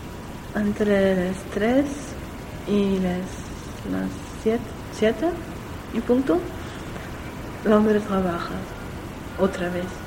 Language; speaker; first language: Spanish; non-native, learner; German